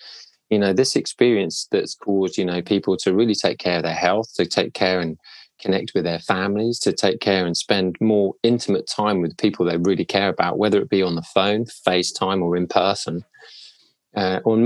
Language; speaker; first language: English; native; English